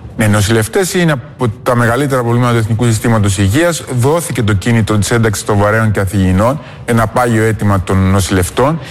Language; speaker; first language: Greek; native; Greek